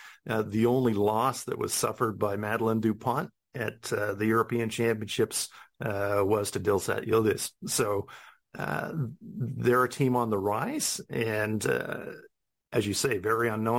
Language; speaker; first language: English; native; English